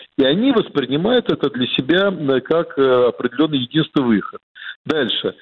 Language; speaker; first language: Russian; native; Russian